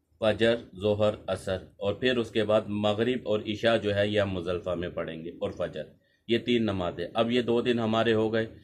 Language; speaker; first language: Urdu; non-native, local second language; Punjabi